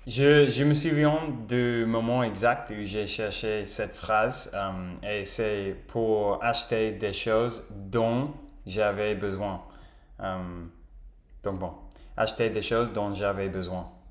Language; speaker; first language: French; non-native, learner; English